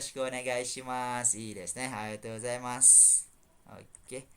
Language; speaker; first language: Japanese; non-native, fluent; Malay